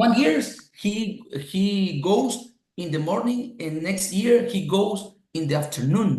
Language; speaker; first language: English; non-native, learner; Spanish